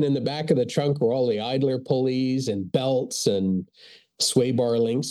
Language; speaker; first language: English; native; English